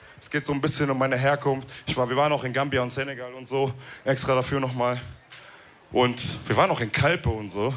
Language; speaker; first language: German; early bilingual, other home language; Wolof